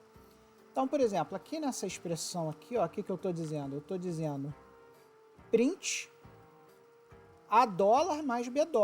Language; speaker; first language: Portuguese; native; Portuguese